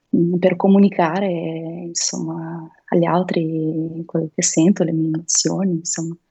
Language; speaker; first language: Italian; non-native, fluent; Russian